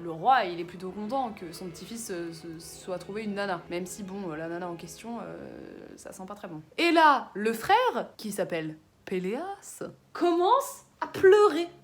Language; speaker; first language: French; native; French